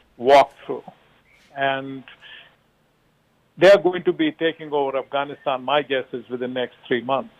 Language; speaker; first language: English; non-native, local second language; Kashmiri